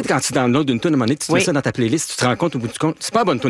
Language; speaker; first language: French; native; French